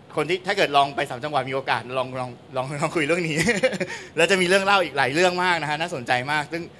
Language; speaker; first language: Thai; native; Thai